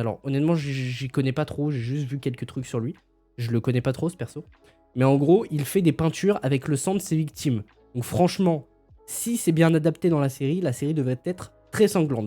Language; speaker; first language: French; native; French